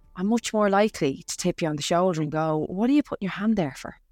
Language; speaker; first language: English; native; English